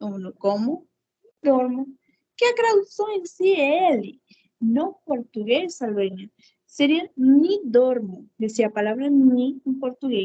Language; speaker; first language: Portuguese; non-native, fluent; Spanish